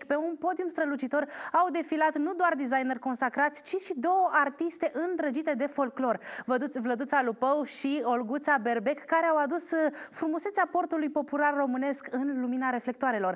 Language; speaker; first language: Romanian; native; Romanian